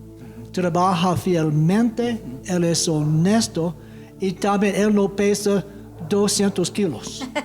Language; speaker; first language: Spanish; non-native, fluent; English